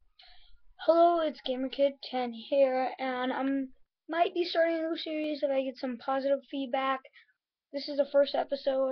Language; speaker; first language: English; native; English